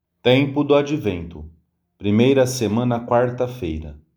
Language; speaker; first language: Portuguese; native; Portuguese